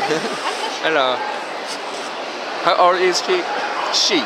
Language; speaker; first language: English; non-native, learner; Japanese